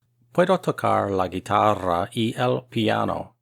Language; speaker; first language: Spanish; non-native, fluent; English